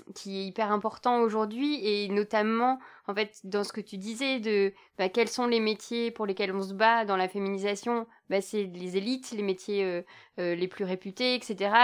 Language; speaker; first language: French; native; French